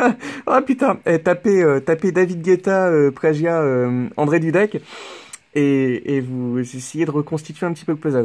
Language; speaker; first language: French; native; French